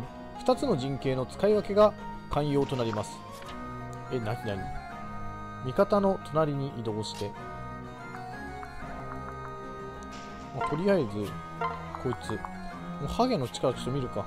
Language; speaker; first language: Japanese; native; Japanese